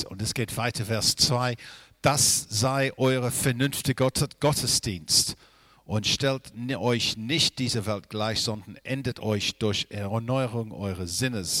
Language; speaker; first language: German; non-native, fluent; English